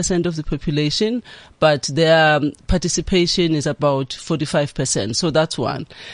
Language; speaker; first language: English; non-native, local second language; Zulu